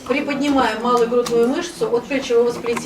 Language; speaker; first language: Russian; native; Russian